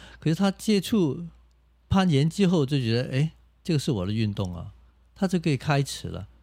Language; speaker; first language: Chinese; non-native, local second language; Cantonese